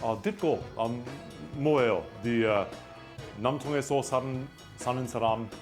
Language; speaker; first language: Korean; non-native, learner; English